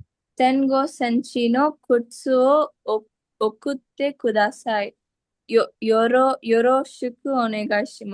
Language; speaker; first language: Japanese; non-native, learner; Tamil